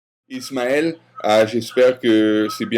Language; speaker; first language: French; non-native, fluent; German